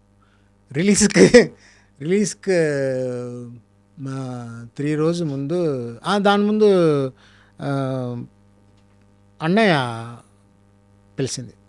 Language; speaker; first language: Telugu; non-native, fluent; Tamil